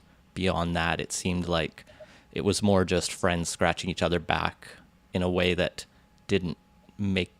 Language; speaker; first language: English; native; English